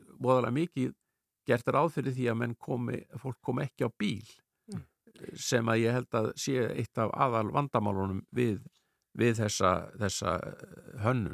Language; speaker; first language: Icelandic; native; Icelandic